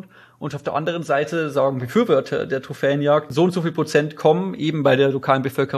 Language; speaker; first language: German; native; German